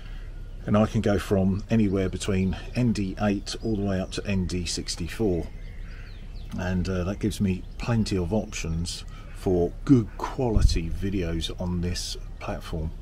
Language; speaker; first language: English; native; English